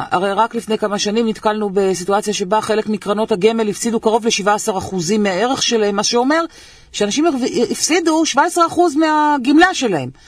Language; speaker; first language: Hebrew; native; Hebrew